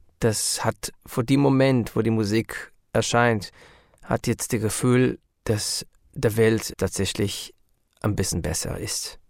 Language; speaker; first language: German; non-native, learner; Hebrew